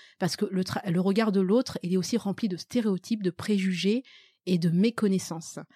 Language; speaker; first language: French; early bilingual, other home language; Malagasy